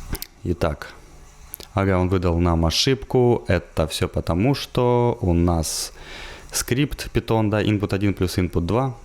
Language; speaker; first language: Russian; native; Russian